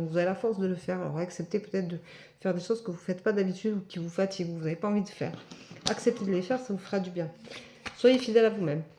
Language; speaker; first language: French; native; French